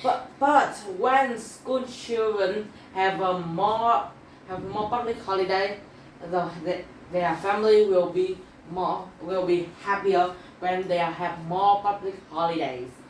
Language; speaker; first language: English; non-native, learner; Vietnamese